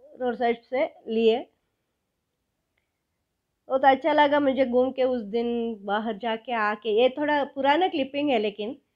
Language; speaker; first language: Hindi; non-native, local second language; Kannada